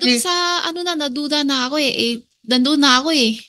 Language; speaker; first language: Filipino; non-native, learner; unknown